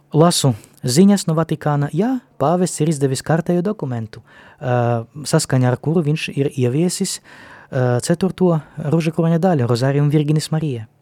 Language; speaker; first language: Latvian; non-native, local second language; Russian